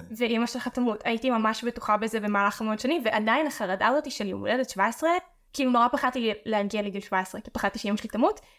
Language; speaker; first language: Hebrew; native; Hebrew